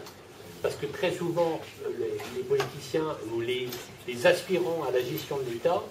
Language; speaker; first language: French; native; French